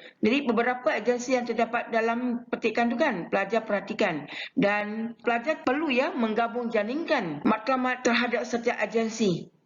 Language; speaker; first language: Malay; non-native, local second language; Chinese